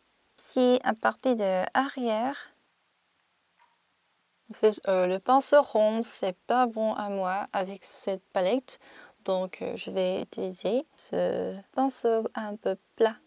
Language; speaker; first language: French; non-native, fluent; Korean